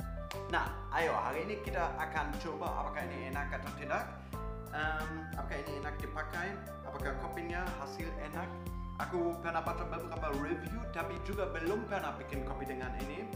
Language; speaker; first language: Indonesian; non-native, fluent; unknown